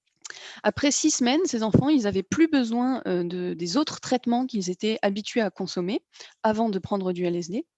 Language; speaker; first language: French; native; French